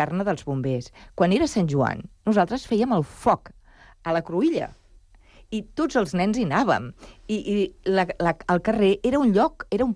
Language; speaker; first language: Catalan; early bilingual, other home language; Spanish